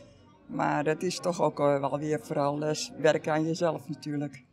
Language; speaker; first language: Dutch; native; Dutch